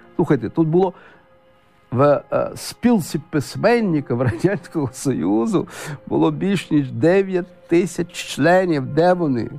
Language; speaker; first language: Ukrainian; non-native, local second language; Russian